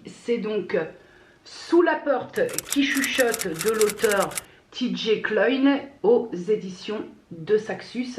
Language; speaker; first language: French; native; French